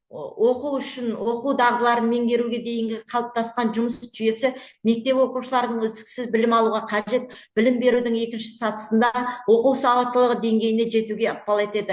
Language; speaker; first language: Kazakh; native; Kazakh